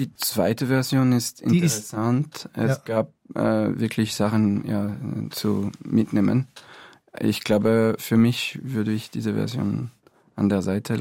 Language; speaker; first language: German; non-native, learner; French